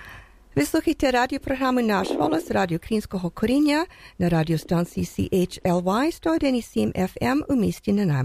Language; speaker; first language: Ukrainian; early bilingual, heritage; Ukrainian